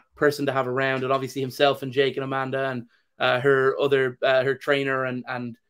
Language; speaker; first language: English; native; English